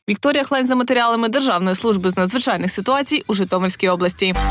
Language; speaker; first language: Ukrainian; native; Ukrainian